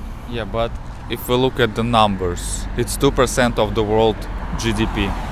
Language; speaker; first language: English; non-native, fluent; Russian